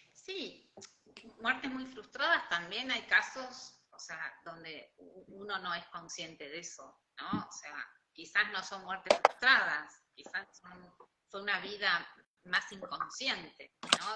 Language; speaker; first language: Spanish; native; Spanish